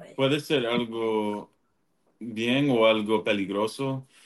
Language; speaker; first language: Spanish; early bilingual, other home language; English